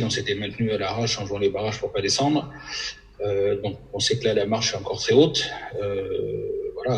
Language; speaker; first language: French; native; French